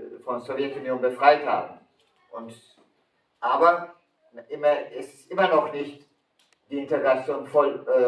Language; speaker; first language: German; early bilingual, other home language; Turkish